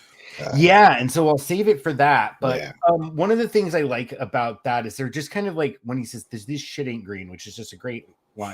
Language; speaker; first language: English; native; English